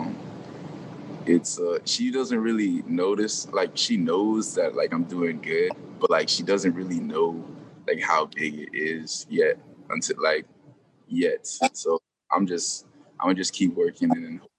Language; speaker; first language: English; native; English